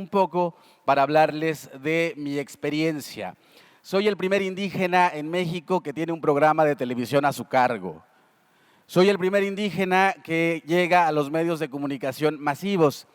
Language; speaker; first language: Spanish; native; Spanish